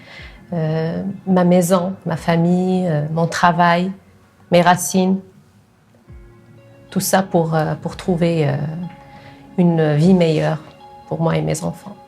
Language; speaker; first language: French; non-native, local second language; Arabic